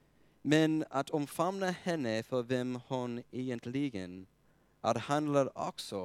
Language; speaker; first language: Swedish; non-native, fluent; English